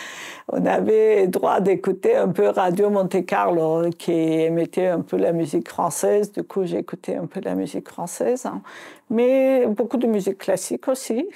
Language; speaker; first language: French; non-native, fluent; Azerbaijani